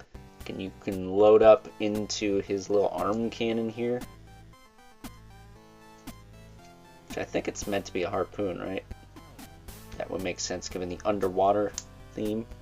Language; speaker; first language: English; native; English